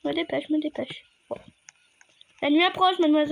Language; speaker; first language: French; native; French